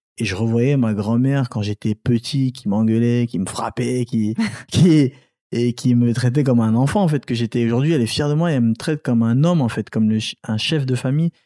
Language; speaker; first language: French; early bilingual, other home language; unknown